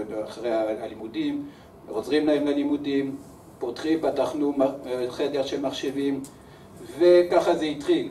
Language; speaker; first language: Hebrew; early bilingual, other home language; French